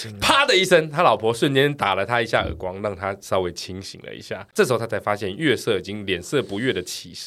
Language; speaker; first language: Chinese; native; Chinese